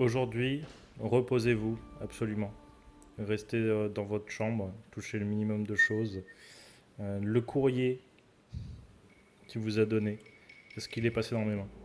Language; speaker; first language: French; native; French